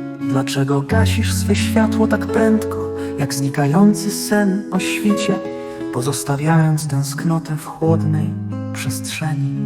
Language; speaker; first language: Polish; native; Polish